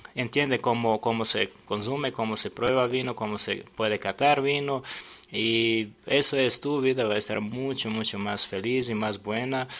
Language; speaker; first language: Spanish; non-native, learner; Serbian